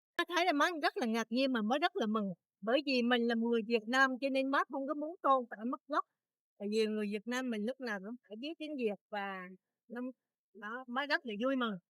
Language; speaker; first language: Vietnamese; native; Vietnamese